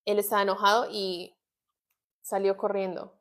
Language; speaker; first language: Spanish; non-native, fluent; English